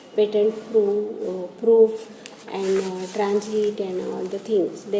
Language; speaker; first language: English; non-native, local second language; Gujarati